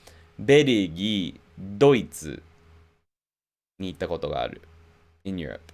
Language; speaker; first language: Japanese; non-native, fluent; English